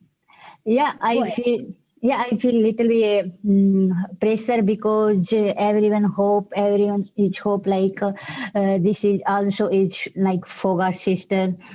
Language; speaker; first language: English; non-native, learner; Hindi